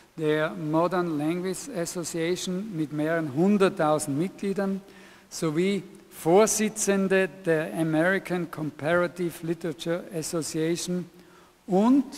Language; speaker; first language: German; native; German